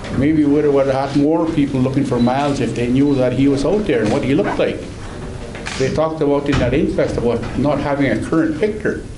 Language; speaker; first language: English; native; English